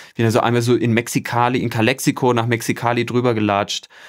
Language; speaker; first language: German; native; German